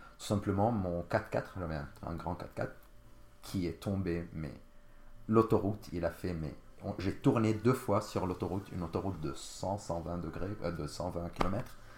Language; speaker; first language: French; non-native, local second language; Arabic